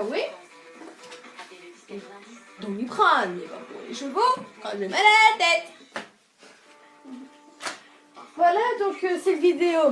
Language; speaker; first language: French; native; French